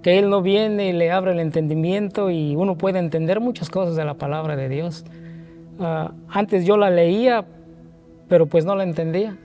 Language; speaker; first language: Spanish; native; Spanish